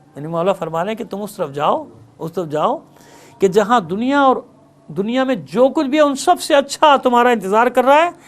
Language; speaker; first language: Urdu; native; Urdu